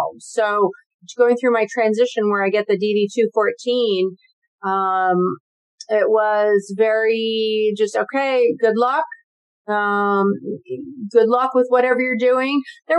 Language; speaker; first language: English; native; English